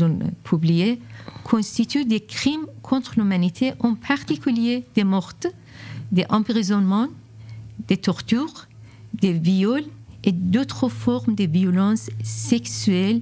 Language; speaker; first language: French; non-native, fluent; Persian